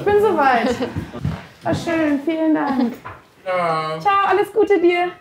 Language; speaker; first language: German; native; German